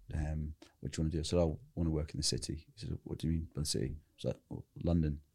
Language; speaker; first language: English; native; English